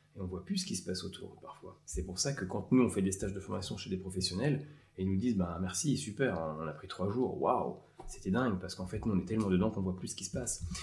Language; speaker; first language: French; native; French